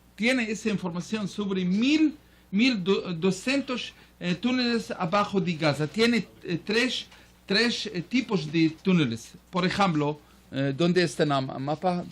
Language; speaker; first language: Spanish; non-native, learner; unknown